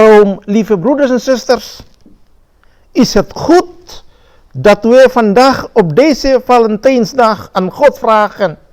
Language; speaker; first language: Dutch; non-native, fluent; Indonesian